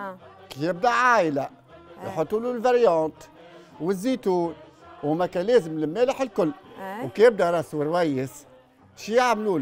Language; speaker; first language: Arabic; native; Arabic